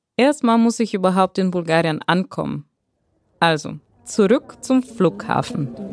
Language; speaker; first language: German; non-native, fluent; Bulgarian